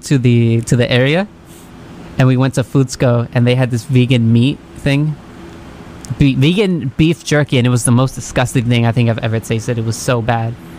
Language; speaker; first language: English; early bilingual, other home language; Spanish